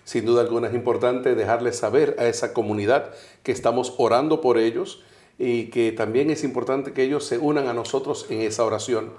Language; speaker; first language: Spanish; native; Spanish